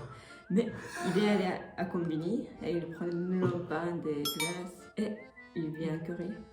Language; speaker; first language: French; non-native, fluent; Japanese